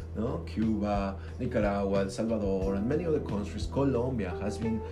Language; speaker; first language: English; non-native, fluent; Spanish